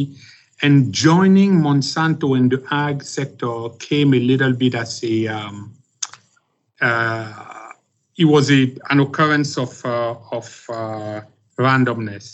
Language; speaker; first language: English; non-native, local second language; French